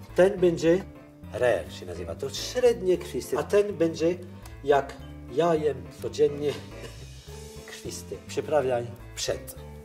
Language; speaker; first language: Polish; non-native, fluent; French